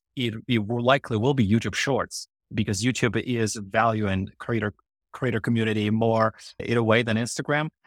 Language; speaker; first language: English; non-native, fluent; Ukrainian